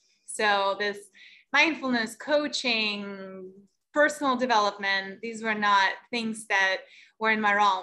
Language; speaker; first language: English; non-native, fluent; Russian